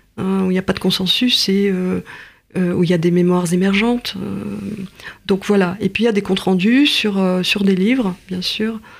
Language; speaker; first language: French; non-native, fluent; Russian